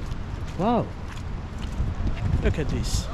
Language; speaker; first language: English; non-native, fluent; Somali